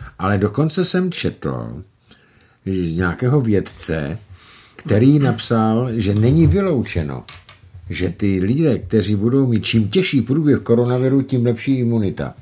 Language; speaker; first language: Czech; native; Czech